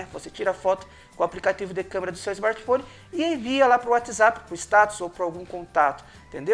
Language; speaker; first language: Portuguese; native; Portuguese